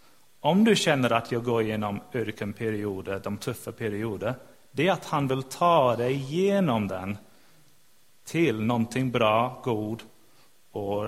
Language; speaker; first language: Swedish; non-native, fluent; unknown